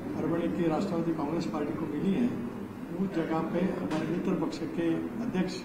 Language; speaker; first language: Hindi; non-native, local second language; Marathi